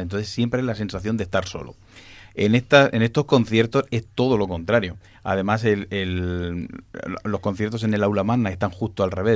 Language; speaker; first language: Spanish; native; Spanish